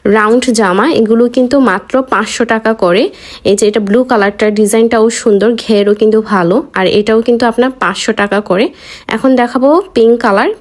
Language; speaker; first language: Bangla; native; Bangla